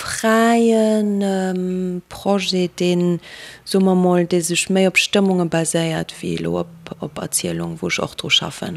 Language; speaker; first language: Luxembourgish; native; Luxembourgish